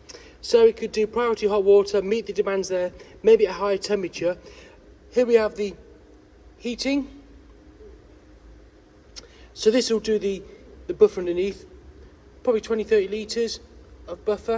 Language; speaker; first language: English; native; English